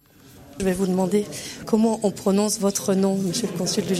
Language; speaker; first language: French; native; French